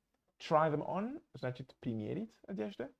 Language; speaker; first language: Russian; non-native, fluent; English